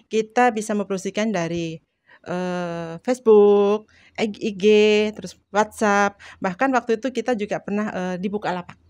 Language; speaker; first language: Indonesian; native; Indonesian